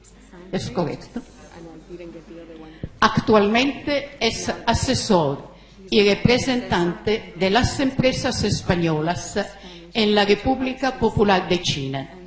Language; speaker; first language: Spanish; non-native, fluent; Italian